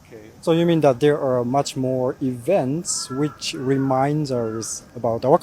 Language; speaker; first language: English; non-native, learner; Japanese